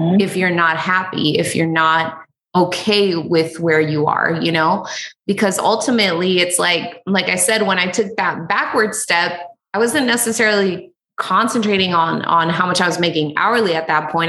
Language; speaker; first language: English; native; English